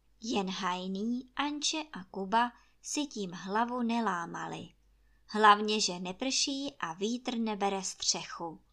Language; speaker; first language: Czech; native; Czech